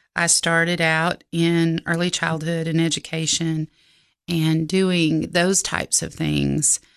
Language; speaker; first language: English; native; English